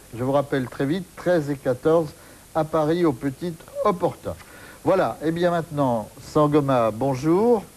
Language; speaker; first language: French; native; French